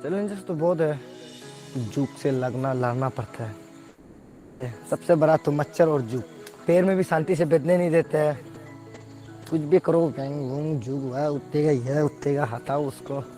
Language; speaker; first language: Hindi; non-native, local second language; Nyishi